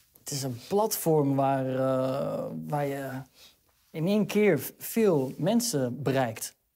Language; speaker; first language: Dutch; early bilingual, other home language; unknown